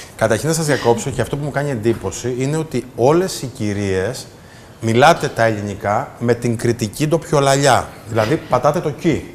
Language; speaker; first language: Greek; native; Greek